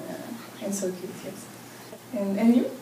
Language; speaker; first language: English; non-native, learner; French